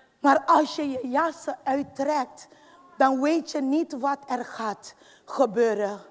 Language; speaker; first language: Dutch; non-native, fluent; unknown